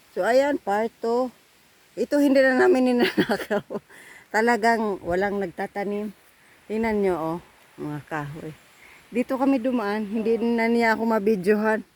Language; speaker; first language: Filipino; non-native, local second language; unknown